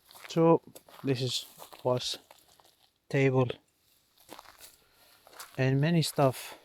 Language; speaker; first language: English; non-native, learner; Finnish